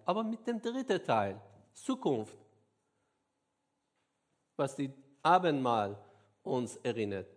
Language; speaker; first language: German; non-native, learner; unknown